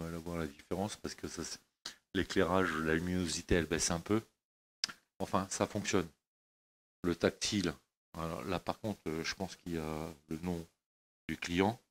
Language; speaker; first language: French; native; French